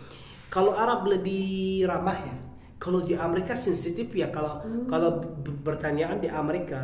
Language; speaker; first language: Indonesian; non-native, learner; Arabic